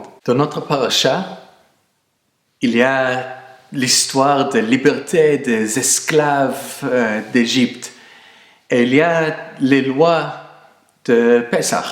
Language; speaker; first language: French; non-native, fluent; English